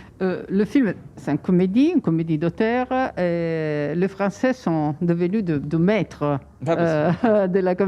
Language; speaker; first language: French; non-native, fluent; Italian